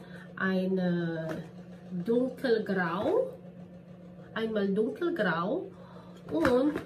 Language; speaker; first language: German; non-native, learner; Filipino